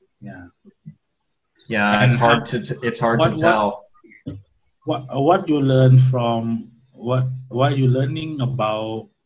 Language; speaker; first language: English; non-native, learner; Thai